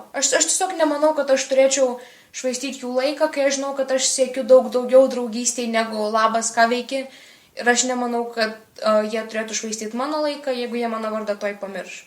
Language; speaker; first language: Lithuanian; native; Lithuanian